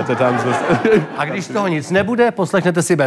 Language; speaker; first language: Czech; native; Czech